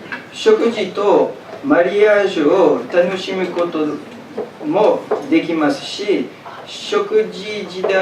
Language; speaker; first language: Japanese; non-native, fluent; French